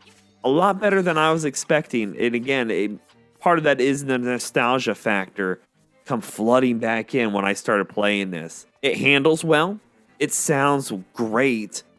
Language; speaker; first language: English; native; English